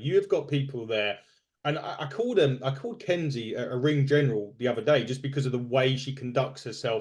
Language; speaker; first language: English; native; English